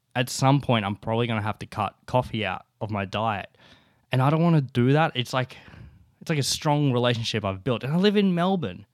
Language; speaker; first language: English; native; English